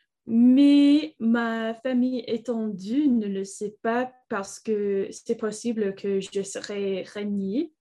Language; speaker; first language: French; non-native, learner; English